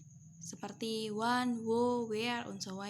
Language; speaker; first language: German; non-native, fluent; Indonesian